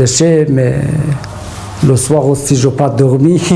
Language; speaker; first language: French; non-native, learner; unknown